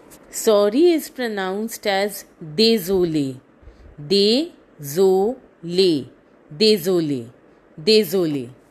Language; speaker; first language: French; non-native, learner; Hindi